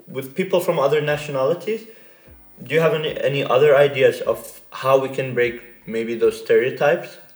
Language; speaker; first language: English; non-native, fluent; Arabic